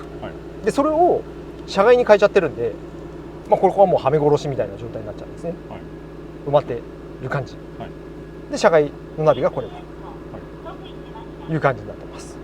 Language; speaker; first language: Japanese; native; Japanese